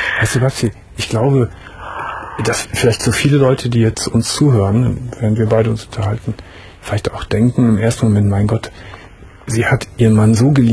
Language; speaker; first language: German; native; German